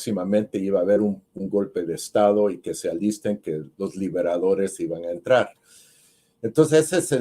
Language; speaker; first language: Spanish; early bilingual, heritage; Spanish